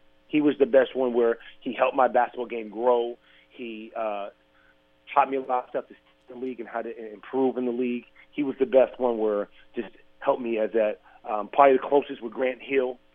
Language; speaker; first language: English; native; English